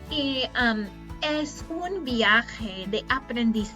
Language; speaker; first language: Spanish; non-native, fluent; English